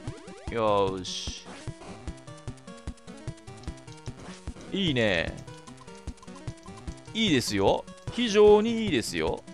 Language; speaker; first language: Japanese; native; Japanese